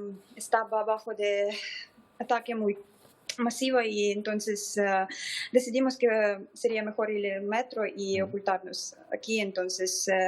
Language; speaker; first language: Spanish; non-native, fluent; Ukrainian